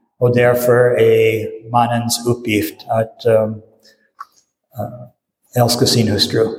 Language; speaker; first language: Swedish; non-native, fluent; English